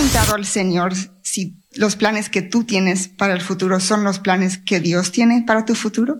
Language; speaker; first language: Spanish; native; Spanish